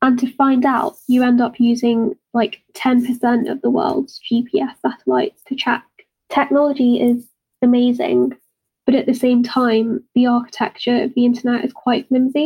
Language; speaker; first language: English; native; English